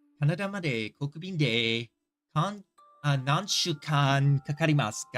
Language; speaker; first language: Japanese; non-native, learner; English